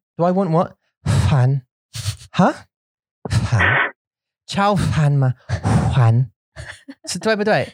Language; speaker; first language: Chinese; non-native, learner; English